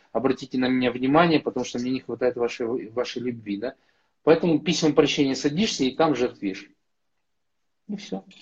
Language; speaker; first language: Russian; native; Russian